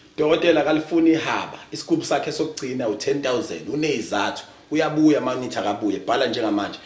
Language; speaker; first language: Zulu; native; Zulu